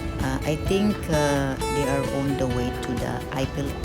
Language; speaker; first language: English; non-native, local second language; Cebuano